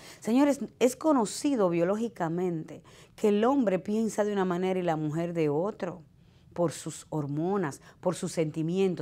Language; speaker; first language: Spanish; native; Spanish